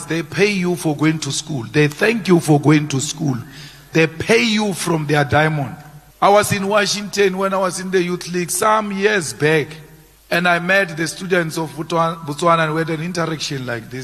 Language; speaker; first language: English; non-native, local second language; Northern Sotho